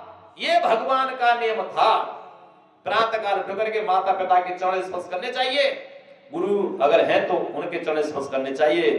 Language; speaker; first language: Hindi; native; Hindi